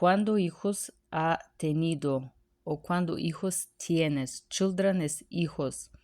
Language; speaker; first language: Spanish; non-native, fluent; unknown